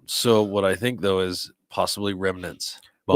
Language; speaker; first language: English; native; English